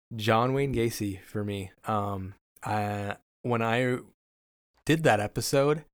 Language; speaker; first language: English; native; English